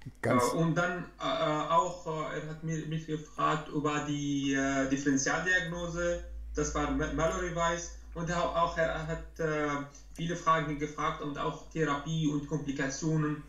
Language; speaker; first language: German; non-native, learner; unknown